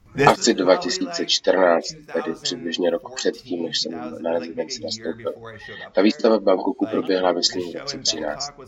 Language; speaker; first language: Czech; non-native, fluent; English